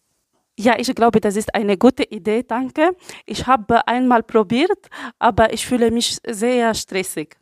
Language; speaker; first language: German; non-native, learner; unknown